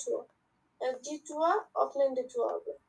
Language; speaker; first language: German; non-native, learner; Bangla